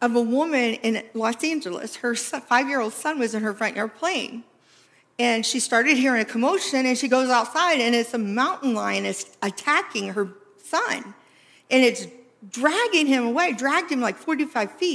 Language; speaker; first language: English; native; English